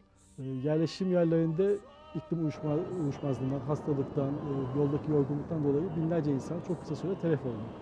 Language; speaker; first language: Turkish; native; Turkish